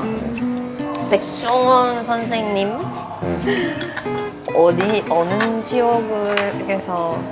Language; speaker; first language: Korean; non-native, fluent; Swedish